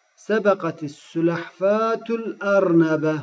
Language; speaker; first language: Arabic; non-native, fluent; Turkish